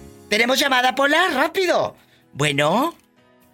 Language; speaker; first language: Spanish; native; Spanish